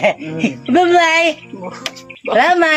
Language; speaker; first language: Filipino; non-native, local second language; Cebuano